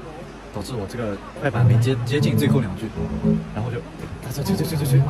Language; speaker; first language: Chinese; native; Chinese